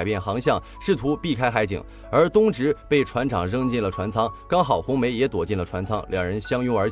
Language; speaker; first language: Chinese; native; Chinese